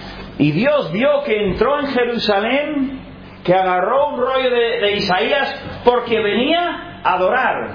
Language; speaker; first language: Spanish; non-native, fluent; English